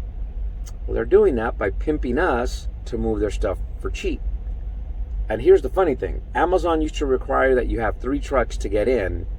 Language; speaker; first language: English; native; English